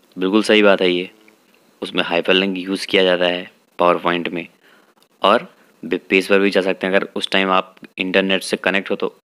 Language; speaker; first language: Hindi; native; Hindi